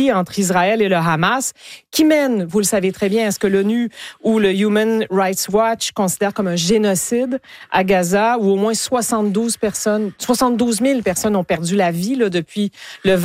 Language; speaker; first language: French; native; French